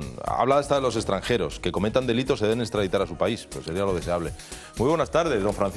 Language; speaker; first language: Spanish; native; Spanish